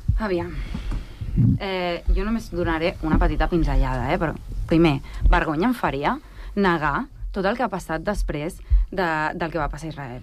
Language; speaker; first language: Catalan; native; Catalan